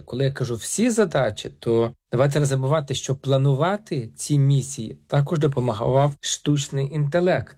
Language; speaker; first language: Ukrainian; native; Ukrainian